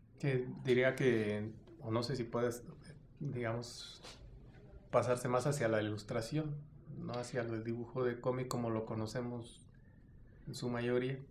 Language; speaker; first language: Spanish; native; Spanish